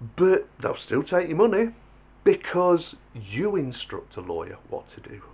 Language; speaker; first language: English; native; English